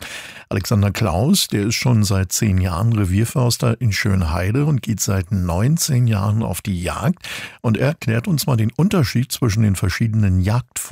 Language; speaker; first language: German; native; German